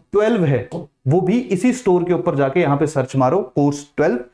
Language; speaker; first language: Hindi; native; Hindi